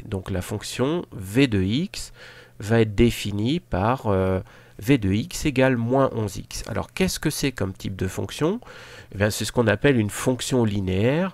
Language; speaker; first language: French; native; French